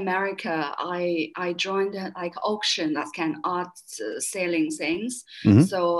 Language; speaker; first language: English; non-native, fluent; Chinese